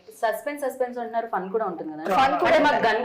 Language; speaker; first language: Telugu; native; Telugu